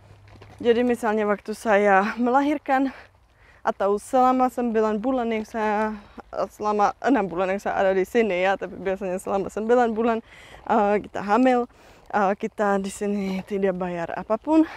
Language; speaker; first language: Indonesian; non-native, fluent; Czech